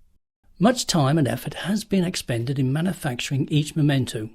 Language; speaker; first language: English; native; English